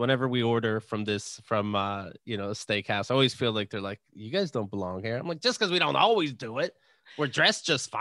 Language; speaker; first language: English; native; English